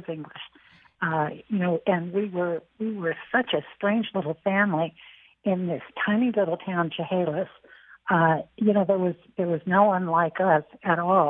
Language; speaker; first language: English; native; English